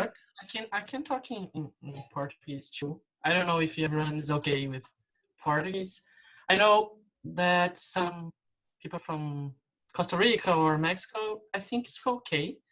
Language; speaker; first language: English; non-native, fluent; Portuguese